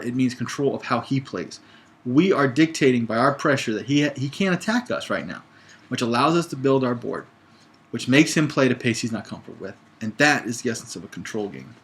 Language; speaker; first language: English; native; English